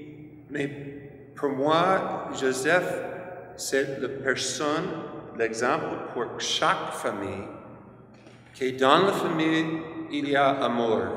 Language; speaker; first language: French; non-native, fluent; English